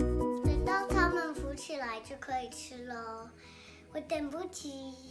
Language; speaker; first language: Chinese; early bilingual, heritage; Chinese